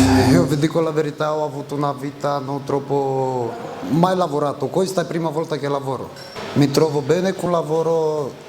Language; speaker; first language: Italian; non-native, fluent; Romanian